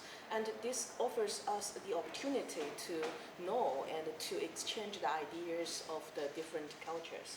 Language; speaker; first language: English; non-native, fluent; Chinese